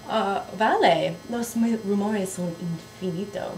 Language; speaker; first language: Spanish; non-native, learner; English